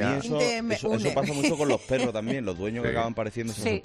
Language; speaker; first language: Spanish; native; Spanish